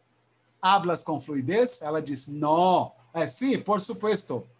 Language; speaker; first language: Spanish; non-native, learner; Portuguese